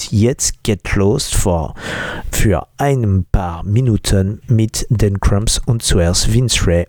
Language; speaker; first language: German; non-native, fluent; French